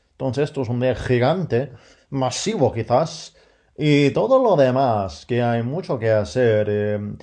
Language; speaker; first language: Spanish; non-native, fluent; English